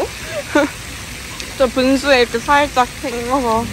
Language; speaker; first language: Korean; native; Korean